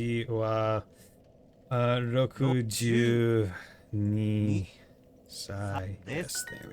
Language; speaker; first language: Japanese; non-native, learner; English